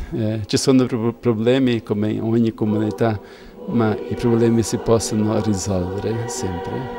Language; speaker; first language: Italian; non-native, fluent; Ukrainian